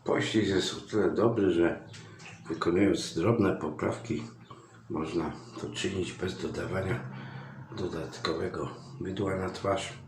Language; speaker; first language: Polish; native; Polish